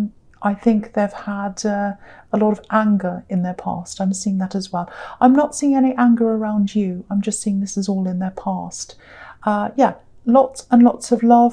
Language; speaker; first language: English; native; English